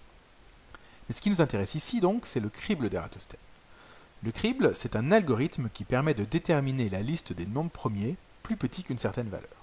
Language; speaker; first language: French; native; French